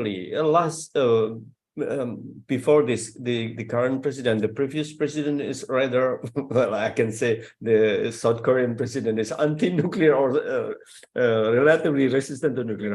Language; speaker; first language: English; non-native, fluent; Indonesian